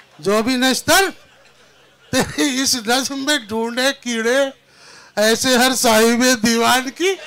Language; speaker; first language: Urdu; native; Urdu